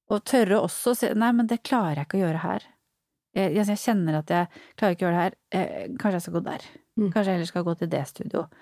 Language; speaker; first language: Norwegian; native; Norwegian